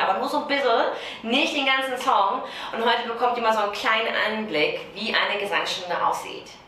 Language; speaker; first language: German; native; German